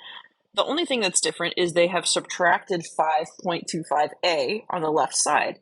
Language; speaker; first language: English; native; English